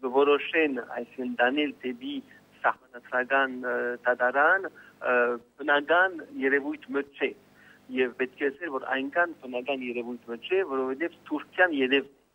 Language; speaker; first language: Armenian; early bilingual, heritage; Armenian